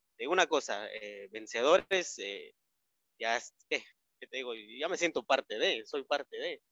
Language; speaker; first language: Spanish; native; Spanish